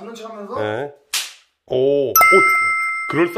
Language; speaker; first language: Korean; native; Korean